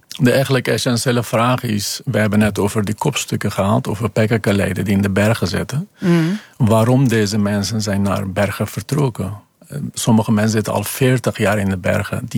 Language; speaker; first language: Dutch; non-native, fluent; Kurdish